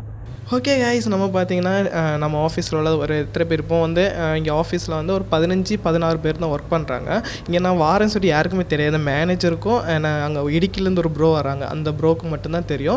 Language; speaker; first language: Tamil; native; Tamil